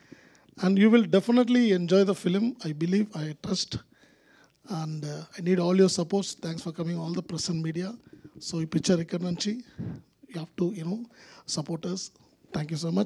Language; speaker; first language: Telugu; non-native, learner; Tamil